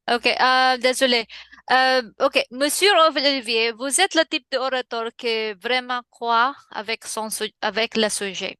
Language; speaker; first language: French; non-native, learner; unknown